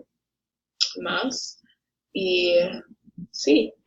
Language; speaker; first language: Spanish; non-native, learner; English